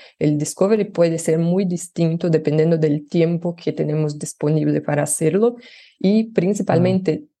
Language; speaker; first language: Spanish; non-native, fluent; Portuguese